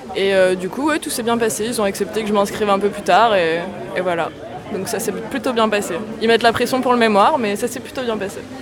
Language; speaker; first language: French; native; French